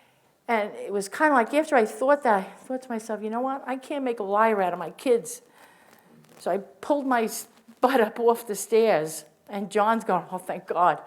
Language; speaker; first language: English; native; English